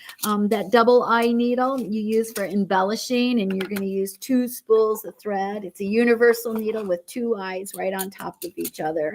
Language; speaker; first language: English; native; English